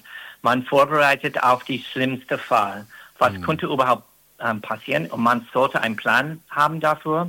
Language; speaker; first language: German; non-native, fluent; English